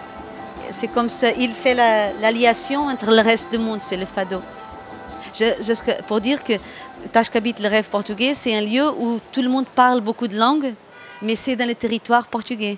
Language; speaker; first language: French; non-native, fluent; Portuguese